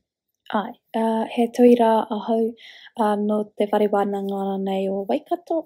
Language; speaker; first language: Māori; non-native, local second language; English